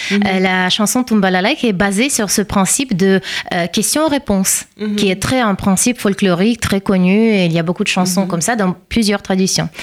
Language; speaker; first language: French; non-native, fluent; Russian